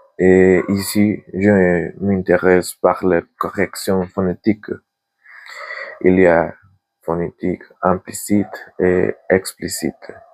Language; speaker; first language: French; non-native, learner; Spanish